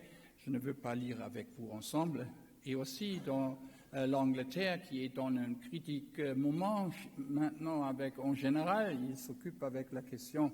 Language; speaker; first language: French; non-native, learner; German